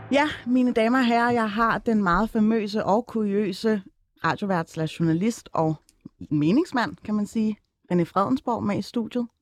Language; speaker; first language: Danish; early bilingual, other home language; Turkish